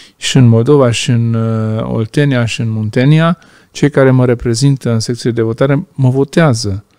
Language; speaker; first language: Romanian; non-native, local second language; Hungarian